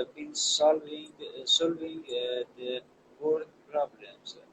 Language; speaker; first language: English; non-native, learner; Persian